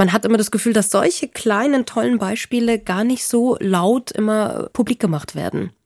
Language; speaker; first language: German; native; German